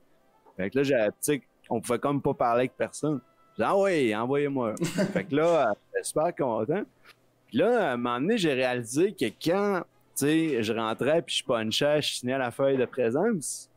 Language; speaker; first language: French; native; French